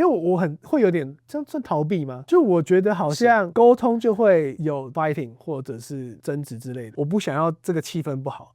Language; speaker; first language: Chinese; native; Chinese